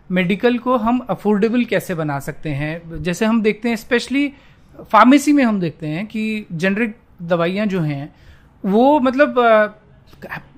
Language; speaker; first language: Hindi; native; Hindi